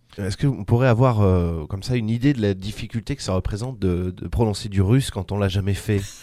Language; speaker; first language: French; native; French